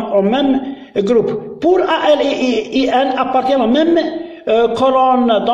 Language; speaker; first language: French; non-native, local second language; Arabic